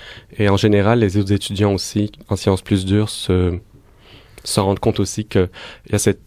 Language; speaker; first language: French; native; French